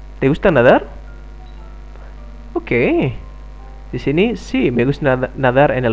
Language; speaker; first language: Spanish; non-native, fluent; Indonesian